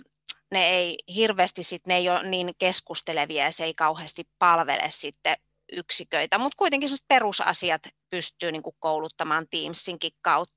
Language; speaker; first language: Finnish; native; Finnish